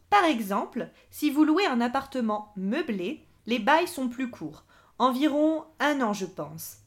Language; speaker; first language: French; native; French